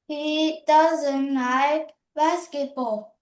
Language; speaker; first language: English; non-native, learner; Vietnamese